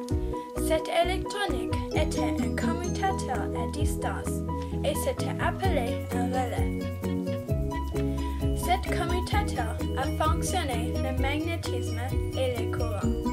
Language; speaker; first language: French; non-native, local second language; English